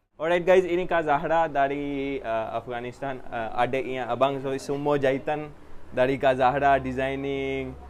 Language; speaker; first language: Indonesian; non-native, fluent; Urdu